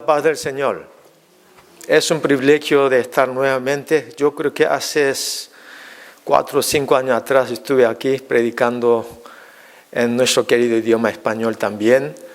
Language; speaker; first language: Spanish; non-native, fluent; Korean